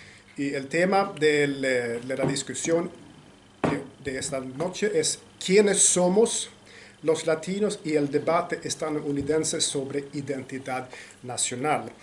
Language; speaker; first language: Spanish; non-native, fluent; Swedish